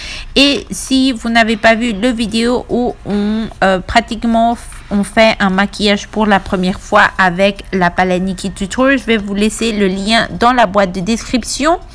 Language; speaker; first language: French; non-native, fluent; Spanish